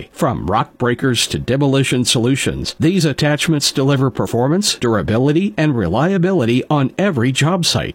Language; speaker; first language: English; native; English